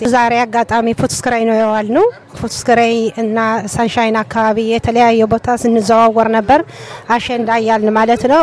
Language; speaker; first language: Amharic; non-native, local second language; Tigrinya